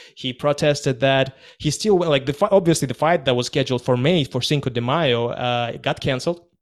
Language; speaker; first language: English; non-native, fluent; Russian